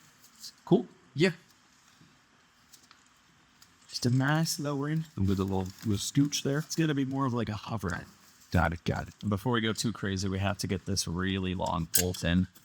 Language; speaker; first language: English; native; English